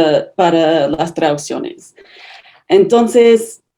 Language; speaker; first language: Spanish; non-native, fluent; English